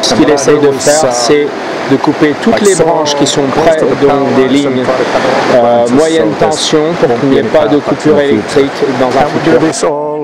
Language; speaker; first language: French; early bilingual, heritage; Finnish